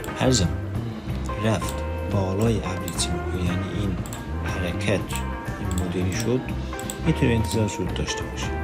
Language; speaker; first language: Persian; non-native, local second language; Azerbaijani